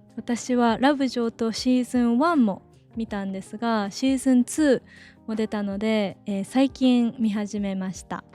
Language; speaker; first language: Japanese; native; Japanese